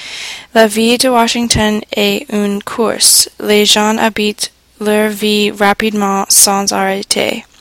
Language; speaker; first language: French; non-native, learner; English